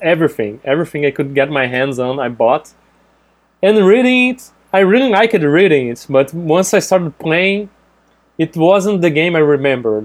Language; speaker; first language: English; non-native, fluent; Portuguese